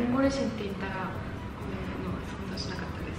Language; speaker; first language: Japanese; non-native, fluent; Mongolian